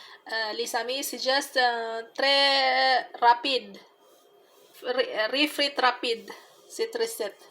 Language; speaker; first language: French; non-native, learner; Filipino